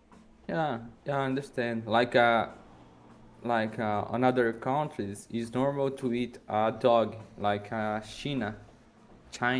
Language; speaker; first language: English; non-native, learner; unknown